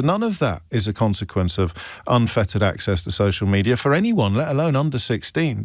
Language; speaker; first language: English; native; English